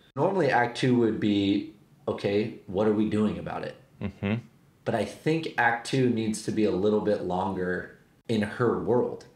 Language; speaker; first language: English; native; English